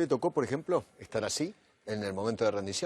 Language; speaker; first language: Spanish; native; Spanish